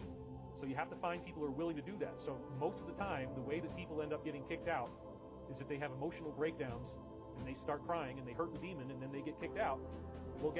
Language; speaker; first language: English; native; English